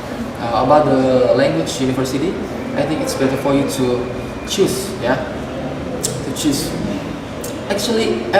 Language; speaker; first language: English; non-native, fluent; Indonesian